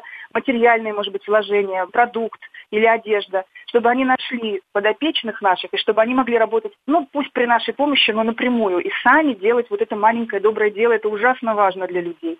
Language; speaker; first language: Russian; native; Russian